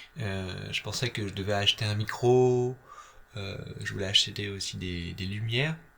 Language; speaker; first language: French; native; French